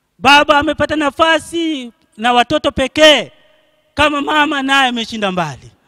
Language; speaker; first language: Swahili; non-native, local second language; Luo (Kenya and Tanzania)